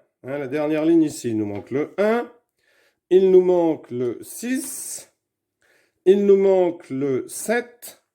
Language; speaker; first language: French; native; French